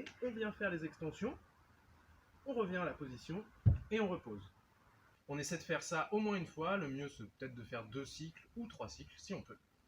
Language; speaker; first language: French; native; French